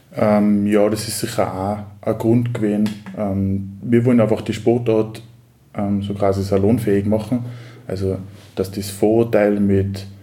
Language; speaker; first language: German; native; German